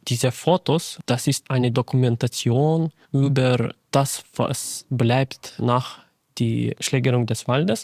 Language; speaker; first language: German; non-native, fluent; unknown